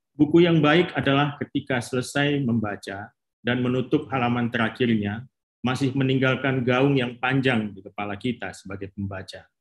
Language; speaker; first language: Indonesian; native; Indonesian